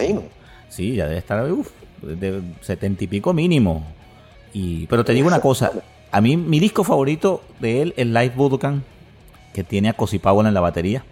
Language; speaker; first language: Spanish; native; Spanish